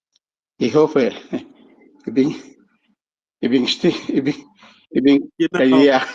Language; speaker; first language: German; non-native, learner; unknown